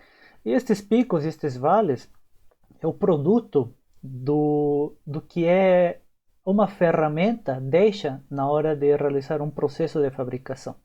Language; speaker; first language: Portuguese; native; Portuguese